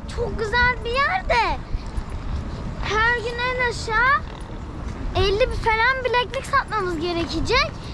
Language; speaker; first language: Turkish; native; Turkish